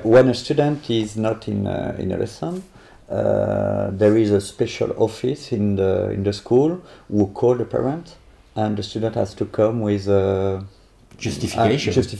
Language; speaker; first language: English; non-native, learner; French